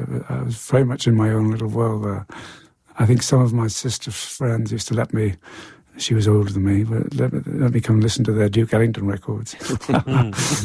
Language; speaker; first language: English; native; English